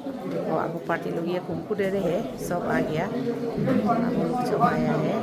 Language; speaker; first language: Hindi; non-native, local second language; Adi